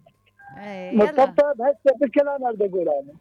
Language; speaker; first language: Arabic; native; Arabic